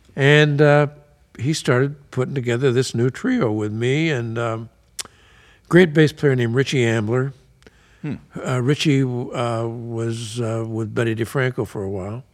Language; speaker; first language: English; native; English